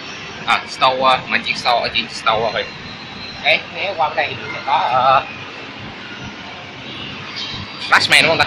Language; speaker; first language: Vietnamese; early bilingual, heritage; Vietnamese